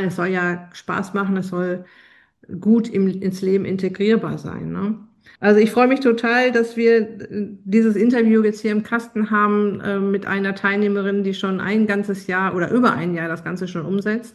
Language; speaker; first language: German; native; German